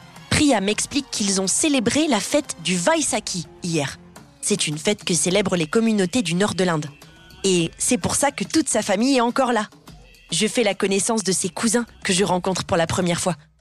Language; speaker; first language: French; native; French